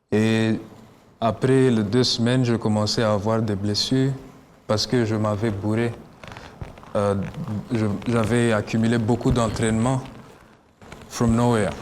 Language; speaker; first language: French; non-native, local second language; Kinyarwanda